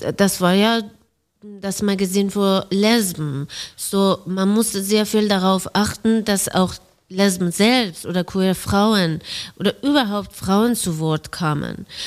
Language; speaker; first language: German; non-native, fluent; Persian